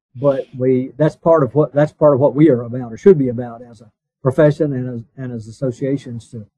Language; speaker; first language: English; native; English